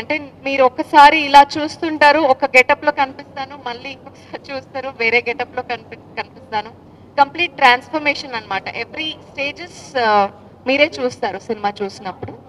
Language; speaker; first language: Telugu; non-native, fluent; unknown